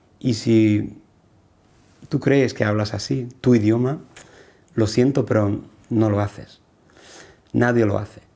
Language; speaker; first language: Spanish; non-native, fluent; English